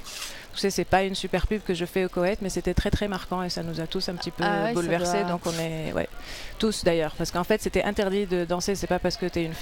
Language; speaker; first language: French; non-native, local second language; Arabic